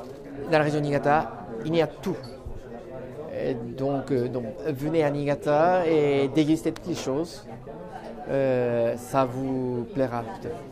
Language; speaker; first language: French; non-native, fluent; Japanese